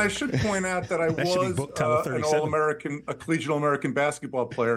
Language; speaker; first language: English; native; English